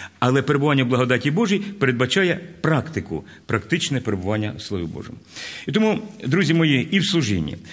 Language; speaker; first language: Ukrainian; native; Ukrainian